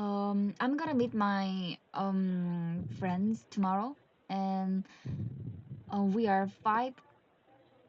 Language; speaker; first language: English; non-native, learner; Korean